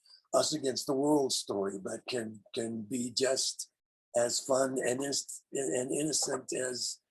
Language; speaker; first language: English; native; English